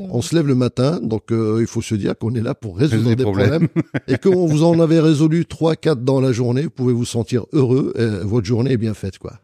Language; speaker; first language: French; non-native, local second language; Arabic